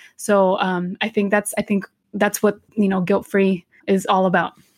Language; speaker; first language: English; early bilingual, other home language; Spanish